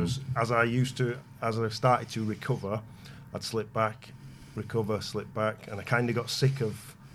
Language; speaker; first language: English; native; English